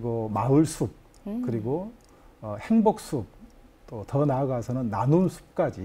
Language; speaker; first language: Korean; native; Korean